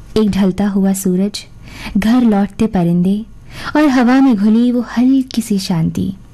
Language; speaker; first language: Hindi; native; Hindi